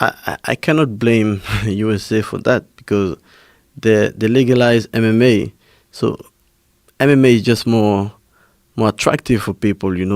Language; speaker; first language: English; non-native, fluent; French